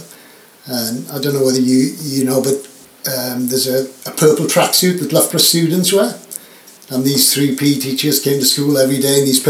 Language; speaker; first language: English; native; English